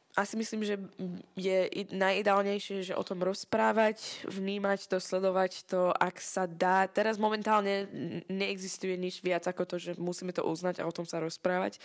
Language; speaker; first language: Slovak; non-native, fluent; Persian